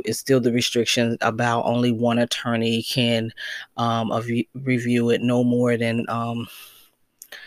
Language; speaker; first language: English; native; English